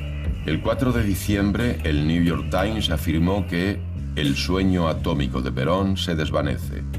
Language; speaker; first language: Spanish; native; Spanish